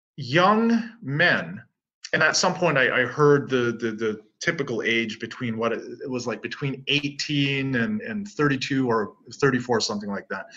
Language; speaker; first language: English; native; English